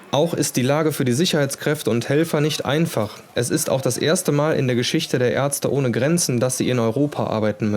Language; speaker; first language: German; native; German